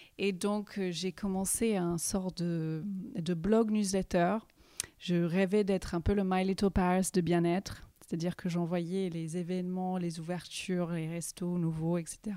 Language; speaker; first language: French; early bilingual, heritage; English